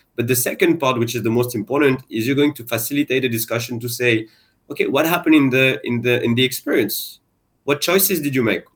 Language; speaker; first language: English; non-native, fluent; French